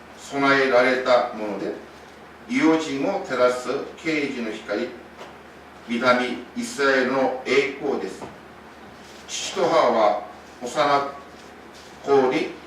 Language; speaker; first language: Japanese; non-native, fluent; Korean